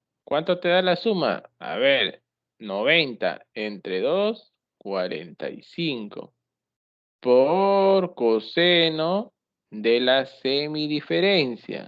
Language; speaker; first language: Spanish; native; Spanish